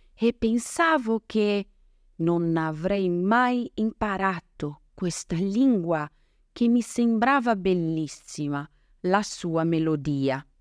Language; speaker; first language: Italian; non-native, fluent; Portuguese